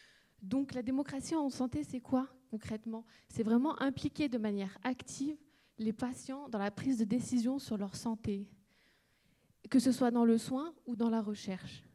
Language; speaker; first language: French; native; French